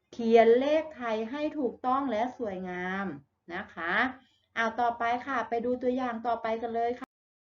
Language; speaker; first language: Thai; native; Thai